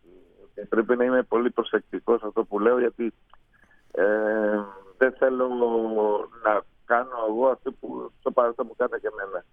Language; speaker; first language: Greek; non-native, fluent; Spanish